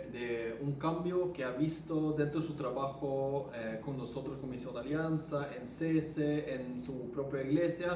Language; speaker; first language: Spanish; non-native, fluent; Norwegian